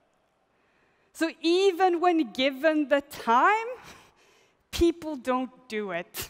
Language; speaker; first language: English; non-native, fluent; Swedish